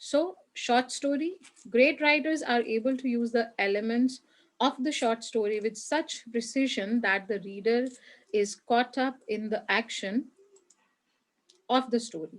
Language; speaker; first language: English; non-native, local second language; Hindi